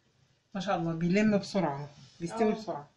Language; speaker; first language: Arabic; native; Arabic